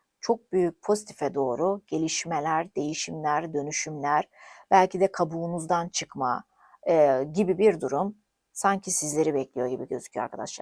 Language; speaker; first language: Turkish; native; Turkish